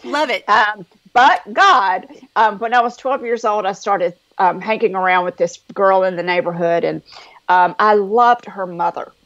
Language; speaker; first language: English; native; English